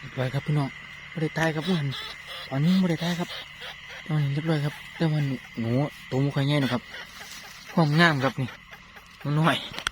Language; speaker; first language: Thai; native; Thai